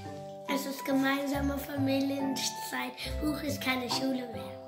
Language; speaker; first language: German; early bilingual, other home language; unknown